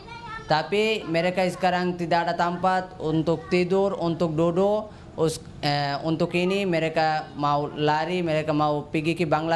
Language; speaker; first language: Indonesian; non-native, learner; Rohingya